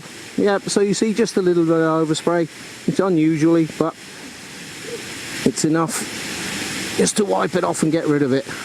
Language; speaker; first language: English; native; English